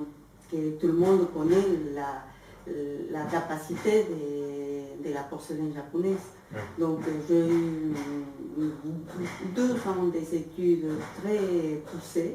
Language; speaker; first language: French; non-native, fluent; Spanish